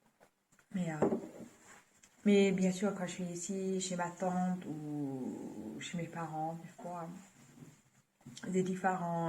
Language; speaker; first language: French; non-native, fluent; German